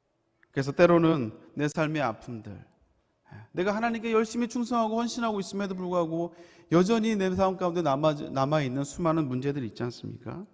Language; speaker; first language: Korean; native; Korean